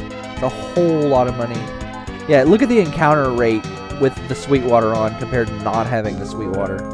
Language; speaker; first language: English; native; English